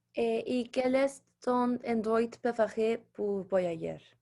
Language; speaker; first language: French; non-native, learner; Spanish